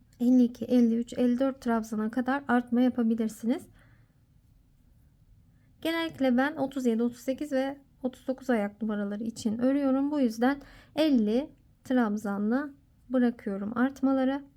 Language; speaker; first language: Turkish; native; Turkish